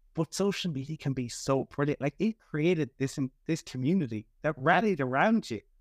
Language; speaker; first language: English; native; English